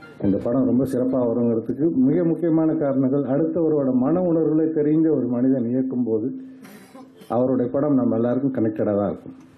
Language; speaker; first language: Tamil; native; Tamil